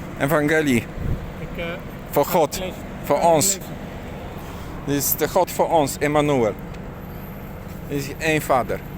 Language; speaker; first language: Dutch; non-native, learner; Polish